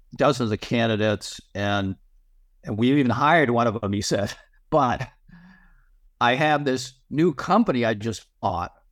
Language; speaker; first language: English; native; English